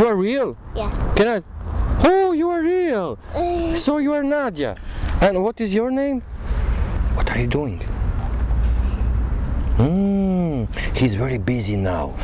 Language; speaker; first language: English; non-native, learner; Croatian